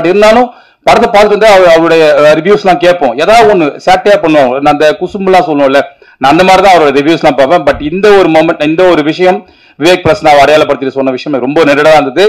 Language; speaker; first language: Tamil; native; Tamil